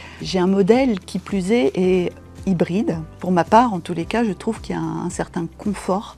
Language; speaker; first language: French; native; French